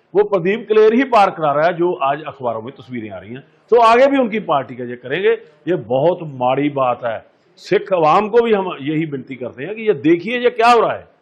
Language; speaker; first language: Hindi; non-native, local second language; Punjabi